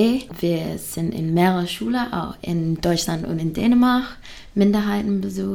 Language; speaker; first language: German; non-native, fluent; English